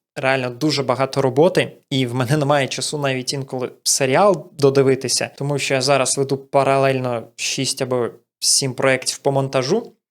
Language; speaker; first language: Ukrainian; non-native, local second language; Russian